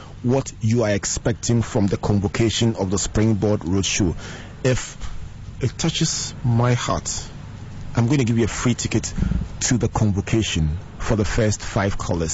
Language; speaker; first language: English; non-native, local second language; Akan